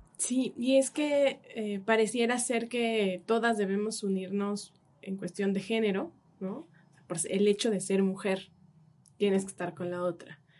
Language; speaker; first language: Spanish; native; Spanish